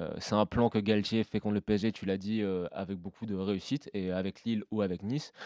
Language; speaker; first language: French; native; French